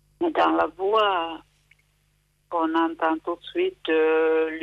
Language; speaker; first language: French; non-native, fluent; Finnish